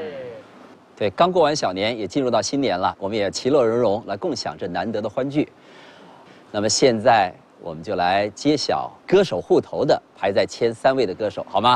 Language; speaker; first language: Chinese; native; Chinese